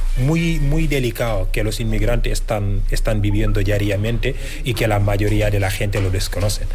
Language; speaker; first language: Spanish; non-native, fluent; Wolof